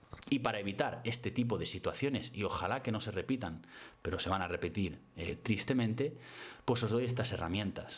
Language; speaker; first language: Spanish; native; Spanish